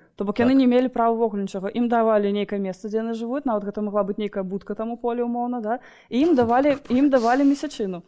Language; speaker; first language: Belarusian; non-native, local second language; Russian